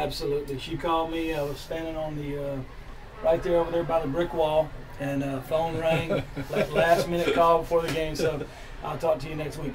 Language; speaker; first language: English; native; English